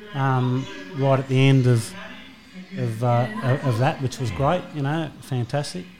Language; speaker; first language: English; native; English